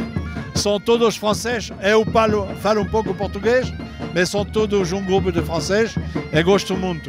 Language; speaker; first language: Portuguese; non-native, learner; French